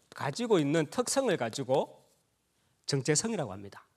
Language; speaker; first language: Korean; native; Korean